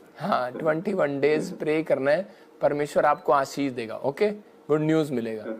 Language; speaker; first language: Hindi; non-native, local second language; Punjabi